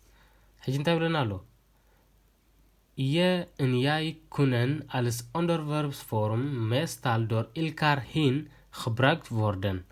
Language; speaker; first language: Dutch; early bilingual, heritage; Tigrinya